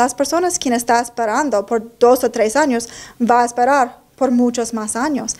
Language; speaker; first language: Spanish; non-native, learner; English